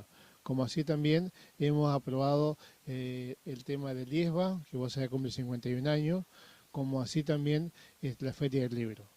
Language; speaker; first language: Spanish; native; Spanish